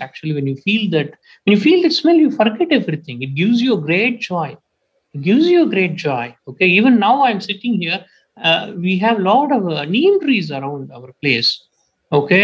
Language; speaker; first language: English; non-native, local second language; Tamil